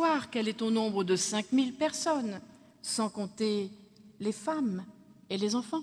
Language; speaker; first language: French; native; French